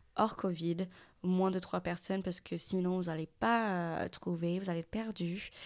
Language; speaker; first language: French; non-native, fluent; English